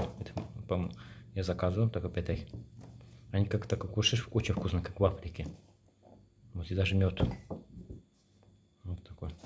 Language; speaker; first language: Russian; non-native, learner; Azerbaijani